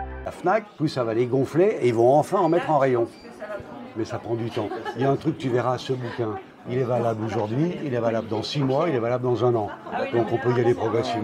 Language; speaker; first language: French; native; French